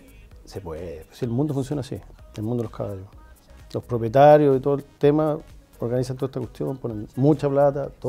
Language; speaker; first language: Spanish; native; Spanish